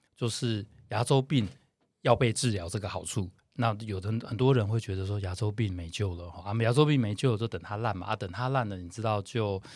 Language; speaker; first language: Chinese; native; Chinese